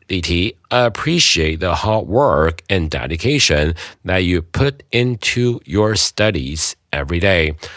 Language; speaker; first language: English; non-native, fluent; Chinese